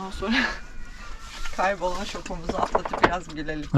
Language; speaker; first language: Turkish; native; Turkish